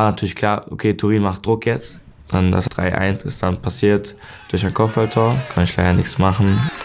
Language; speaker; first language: German; native; German